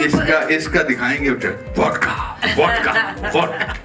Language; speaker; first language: Hindi; native; Hindi